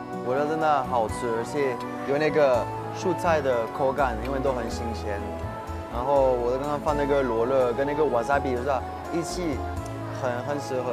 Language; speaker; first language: Chinese; non-native, fluent; French